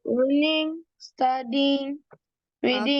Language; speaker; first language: English; non-native, learner; Indonesian